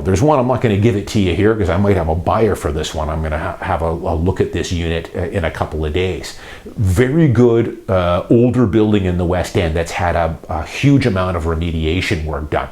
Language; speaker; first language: English; native; English